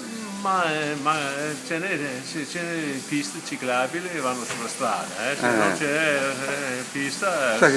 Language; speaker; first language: Italian; non-native, fluent; Danish